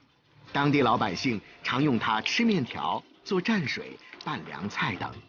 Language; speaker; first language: Chinese; native; Chinese